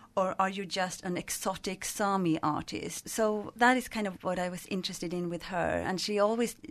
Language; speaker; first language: English; non-native, fluent; Swedish